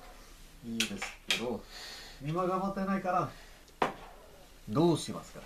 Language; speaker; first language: Japanese; non-native, learner; English